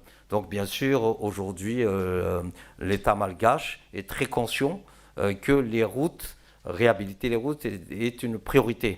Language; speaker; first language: French; non-native, local second language; Malagasy